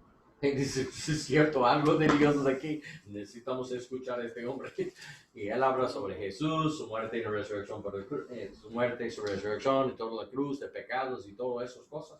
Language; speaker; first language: Spanish; non-native, learner; English